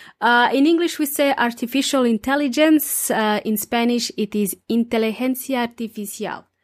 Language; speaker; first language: English; non-native, fluent; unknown